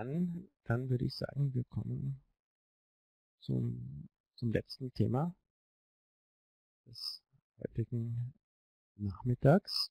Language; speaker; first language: German; native; German